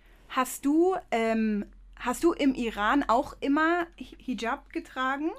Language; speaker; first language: German; native; German